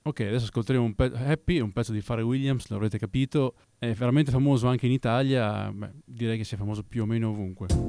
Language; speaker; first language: Italian; native; Italian